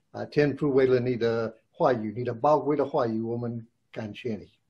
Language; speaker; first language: Chinese; non-native, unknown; English